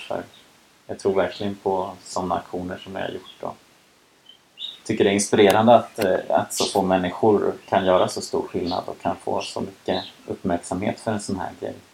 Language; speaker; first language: Swedish; native; Swedish